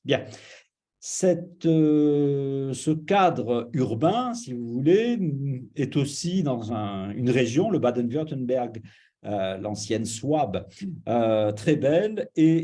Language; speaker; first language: French; native; French